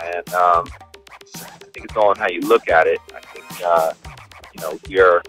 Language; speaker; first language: English; native; English